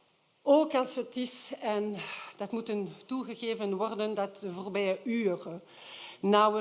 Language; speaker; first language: Dutch; non-native, local second language; French